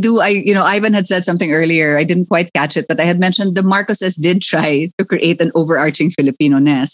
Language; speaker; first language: English; native; English